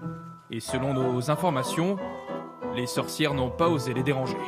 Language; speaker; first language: French; native; French